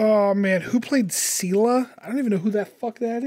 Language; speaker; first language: English; native; English